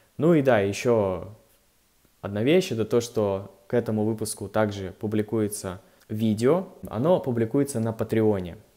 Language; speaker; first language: Russian; native; Russian